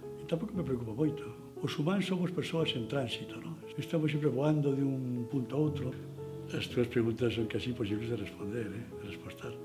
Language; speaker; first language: Galician; non-native, local second language; Spanish